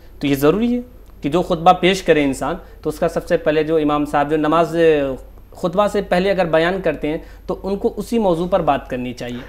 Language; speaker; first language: Urdu; native; Urdu